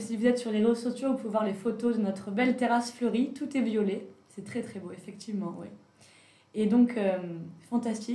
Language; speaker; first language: French; native; French